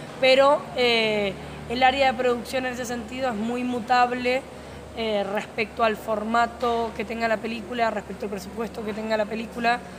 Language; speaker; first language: Spanish; native; Spanish